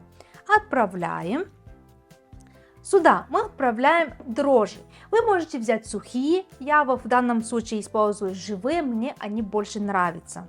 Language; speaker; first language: Russian; non-native, fluent; Bulgarian